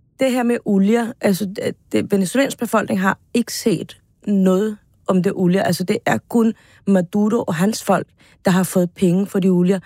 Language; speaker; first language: Danish; non-native, fluent; Spanish